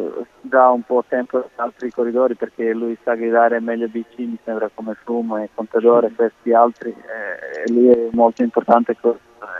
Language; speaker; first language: Italian; non-native, learner; Croatian